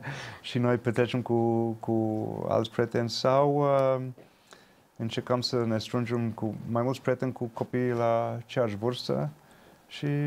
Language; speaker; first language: Romanian; non-native, fluent; English